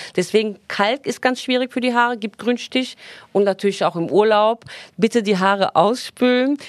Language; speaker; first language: German; non-native, fluent; Turkish